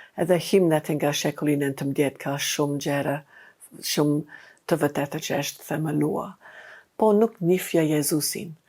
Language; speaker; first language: Albanian; non-native, fluent; English